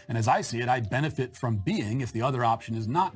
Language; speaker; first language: English; native; English